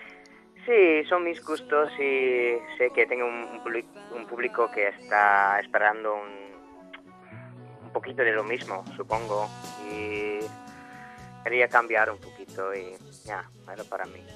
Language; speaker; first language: Spanish; non-native, fluent; English